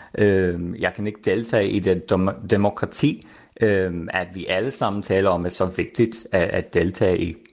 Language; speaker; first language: Danish; non-native, fluent; English